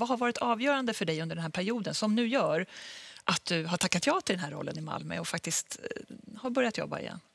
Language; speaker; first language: Swedish; native; Swedish